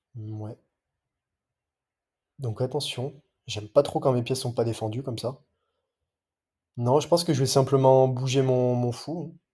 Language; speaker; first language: French; native; French